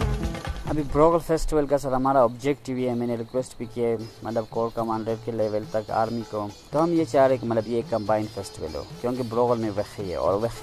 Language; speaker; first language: Hindi; non-native, local second language; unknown